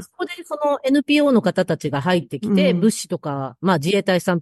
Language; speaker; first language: Japanese; native; Japanese